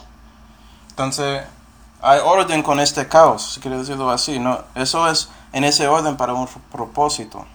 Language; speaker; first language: Spanish; non-native, fluent; English